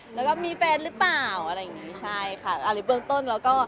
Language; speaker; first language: Thai; early bilingual, other home language; Vietnamese